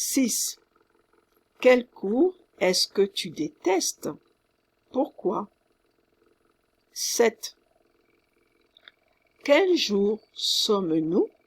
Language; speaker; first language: French; non-native, fluent; English